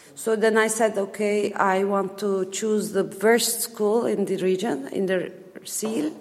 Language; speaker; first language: English; non-native, fluent; Turkish